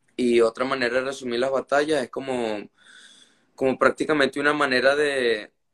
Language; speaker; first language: Spanish; native; Spanish